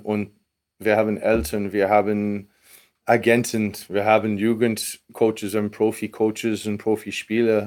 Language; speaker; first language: German; non-native, fluent; English